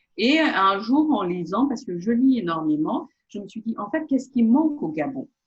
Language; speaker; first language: French; non-native, local second language; Portuguese